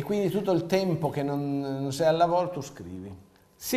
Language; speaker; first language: Italian; native; Italian